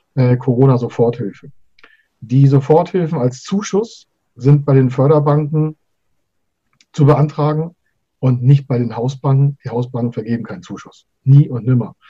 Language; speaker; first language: German; native; German